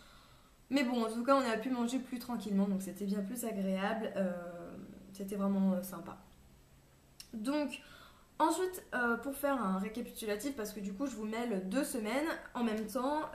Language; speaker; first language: French; native; French